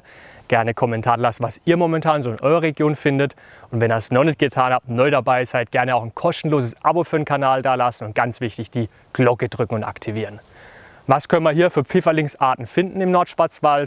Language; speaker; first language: German; native; German